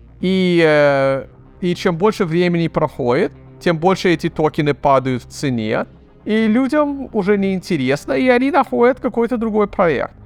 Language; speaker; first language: Russian; early bilingual, heritage; Russian